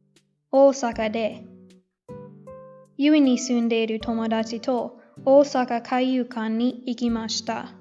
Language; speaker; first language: Japanese; non-native, learner; English